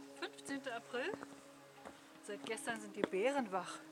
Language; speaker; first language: German; native; German